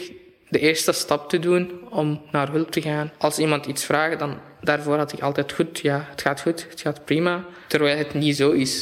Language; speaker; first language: Dutch; non-native, fluent; Arabic